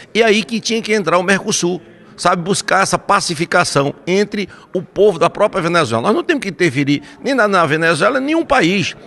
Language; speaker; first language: Portuguese; native; Portuguese